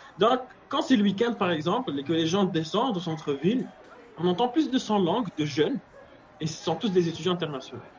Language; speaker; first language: French; non-native, local second language; Arabic